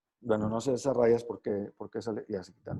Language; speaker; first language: Spanish; native; Spanish